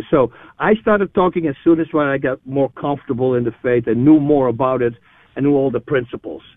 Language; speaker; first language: English; non-native, fluent; Dutch